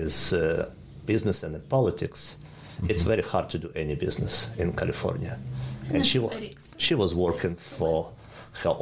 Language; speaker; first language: English; non-native, fluent; Ukrainian